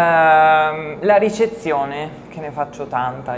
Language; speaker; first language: Italian; native; Italian